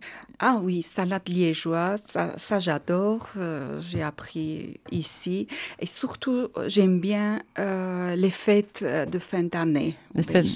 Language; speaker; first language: French; non-native, learner; Armenian